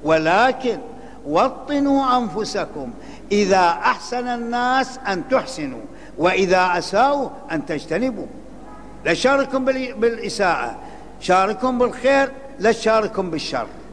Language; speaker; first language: Arabic; native; Arabic